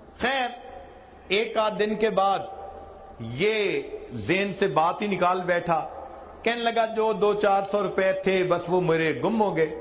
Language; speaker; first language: Urdu; non-native, local second language; Punjabi